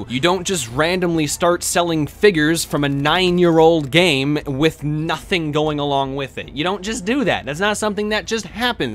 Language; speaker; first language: English; native; English